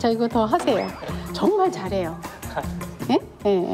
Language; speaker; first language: Korean; native; Korean